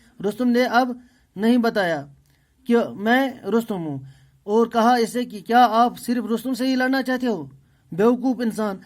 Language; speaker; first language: Urdu; non-native, local second language; Kashmiri